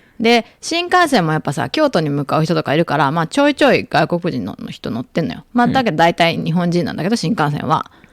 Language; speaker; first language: Japanese; native; Japanese